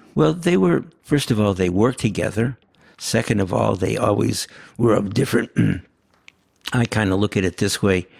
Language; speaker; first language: English; early bilingual, other home language; Yiddish